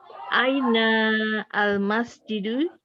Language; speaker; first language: Arabic; non-native, learner; Indonesian